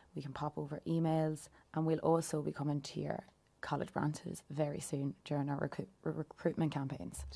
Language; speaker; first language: English; native; English